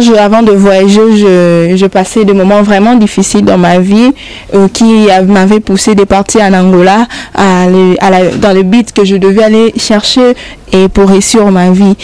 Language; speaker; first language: French; non-native, local second language; Lingala